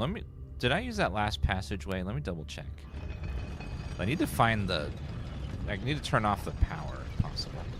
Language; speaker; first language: English; native; English